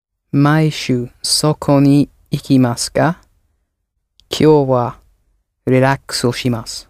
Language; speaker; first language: Japanese; non-native, learner; English